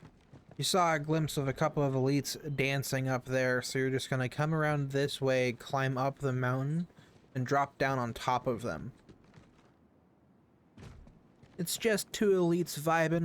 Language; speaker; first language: English; native; English